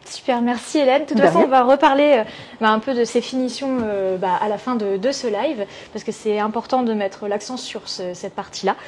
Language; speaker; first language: French; native; French